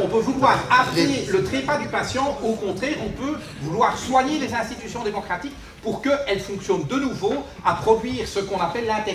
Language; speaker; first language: French; native; French